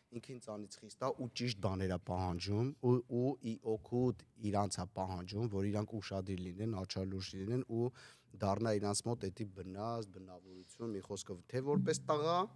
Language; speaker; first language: Armenian; native; Armenian